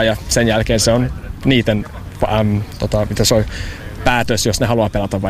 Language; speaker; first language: Finnish; non-native, fluent; English